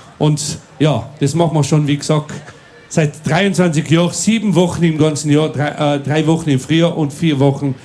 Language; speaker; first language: German; non-native, local second language; Ladin